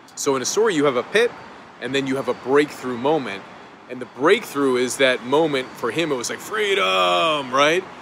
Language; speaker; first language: English; native; English